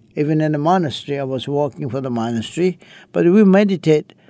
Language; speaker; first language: English; early bilingual, other home language; Chinese